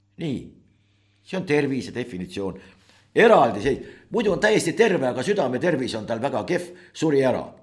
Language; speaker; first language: Estonian; native; Estonian